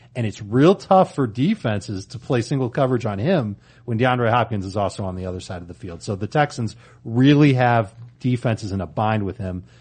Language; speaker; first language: English; native; English